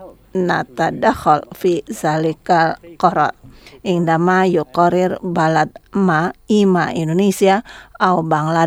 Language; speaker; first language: Arabic; non-native, learner; Indonesian